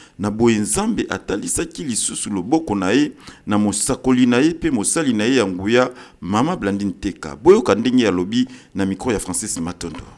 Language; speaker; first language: Lingala; native; Lingala